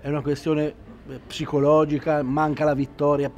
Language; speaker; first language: Italian; native; Italian